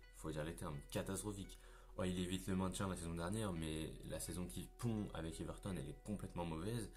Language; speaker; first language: French; native; French